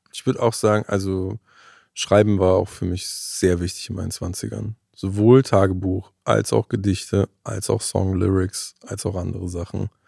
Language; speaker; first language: German; native; German